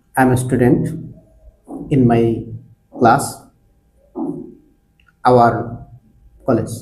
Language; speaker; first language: English; non-native, learner; Bangla